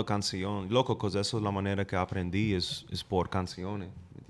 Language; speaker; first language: Spanish; non-native, fluent; English